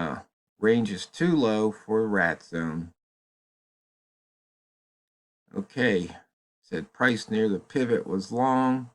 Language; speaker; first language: English; native; English